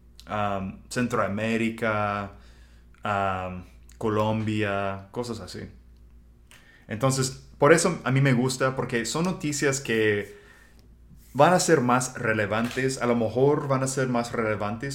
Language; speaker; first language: Spanish; non-native, fluent; English